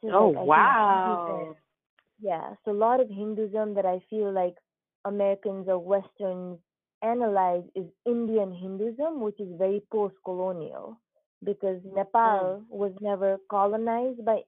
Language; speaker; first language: English; non-native, local second language; Nepali